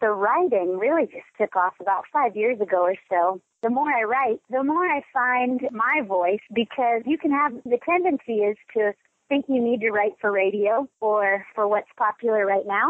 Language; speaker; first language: English; native; English